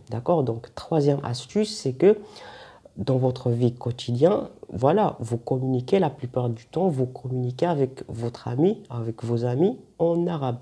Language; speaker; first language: French; non-native, local second language; Arabic